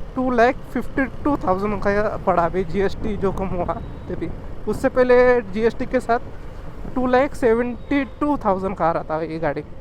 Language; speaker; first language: Hindi; non-native, local second language; Marathi